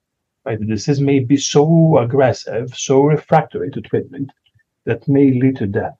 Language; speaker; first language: English; non-native, fluent; Greek